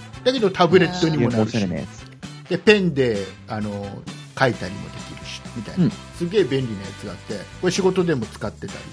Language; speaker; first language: Japanese; native; Japanese